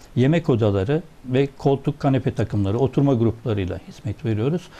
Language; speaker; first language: Turkish; native; Turkish